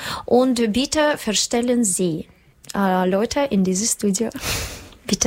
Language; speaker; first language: German; non-native, learner; Russian